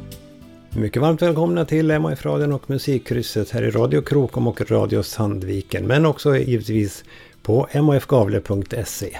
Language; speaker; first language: Swedish; native; Swedish